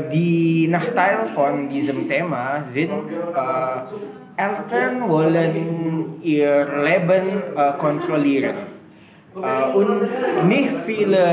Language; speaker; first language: German; non-native, learner; Indonesian